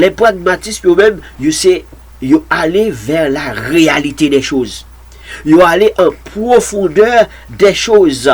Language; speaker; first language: French; non-native, local second language; Haitian Creole